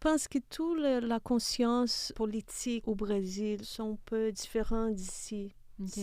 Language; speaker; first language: French; non-native, fluent; Portuguese